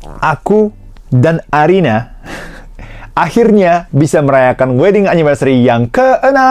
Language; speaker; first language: Indonesian; non-native, fluent; Japanese